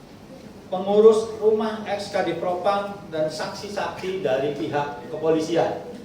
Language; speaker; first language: Indonesian; native; Indonesian